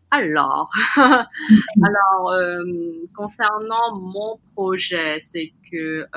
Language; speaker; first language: French; native; French